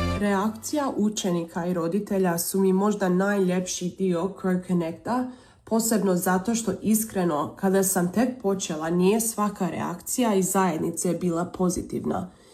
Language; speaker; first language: Serbian; early bilingual, heritage; Croatian